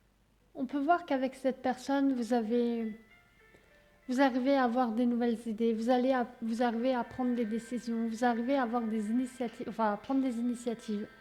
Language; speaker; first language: French; native; French